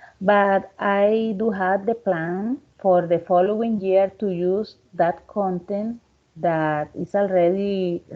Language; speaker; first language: English; non-native, learner; Spanish